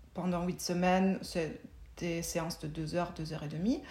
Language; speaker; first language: French; non-native, fluent; German